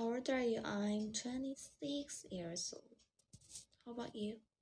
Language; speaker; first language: English; non-native, learner; Korean